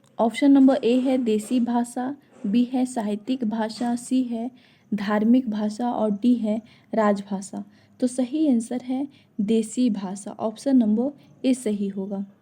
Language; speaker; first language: Hindi; native; Hindi